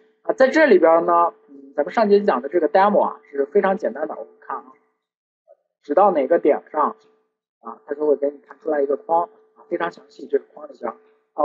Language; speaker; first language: Chinese; native; Chinese